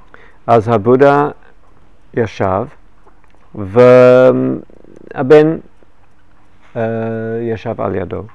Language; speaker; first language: Hebrew; non-native, fluent; English